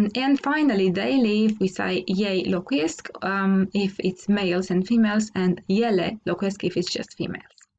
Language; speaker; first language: English; non-native, fluent; Romanian